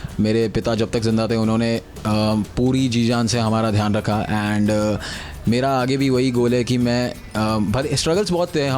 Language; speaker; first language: Hindi; non-native, local second language; Tulu